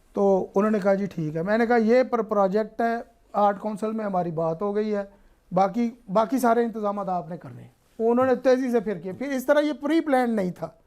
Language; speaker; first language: Urdu; non-native, local second language; Punjabi